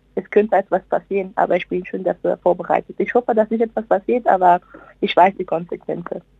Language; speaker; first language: German; non-native, fluent; Persian